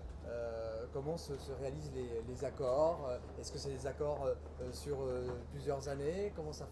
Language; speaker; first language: French; native; French